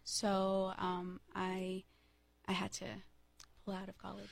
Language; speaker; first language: English; native; English